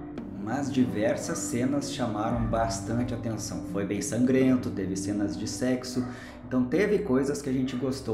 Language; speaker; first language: Portuguese; native; Portuguese